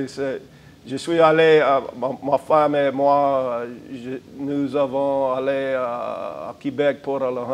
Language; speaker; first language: French; non-native, local second language; English